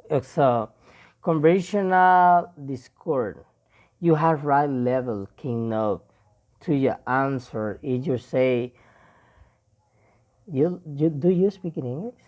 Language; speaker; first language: English; non-native, learner; Spanish